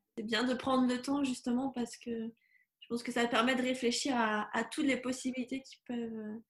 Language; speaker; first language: French; native; French